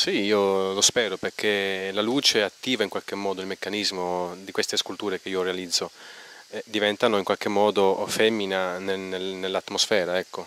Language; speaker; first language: Italian; native; Italian